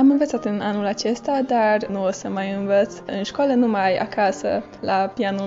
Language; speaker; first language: Romanian; early bilingual, heritage; Romanian